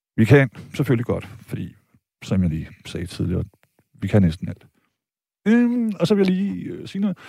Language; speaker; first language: Danish; native; Danish